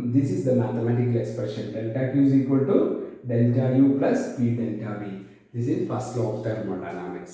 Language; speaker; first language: English; non-native, local second language; Malayalam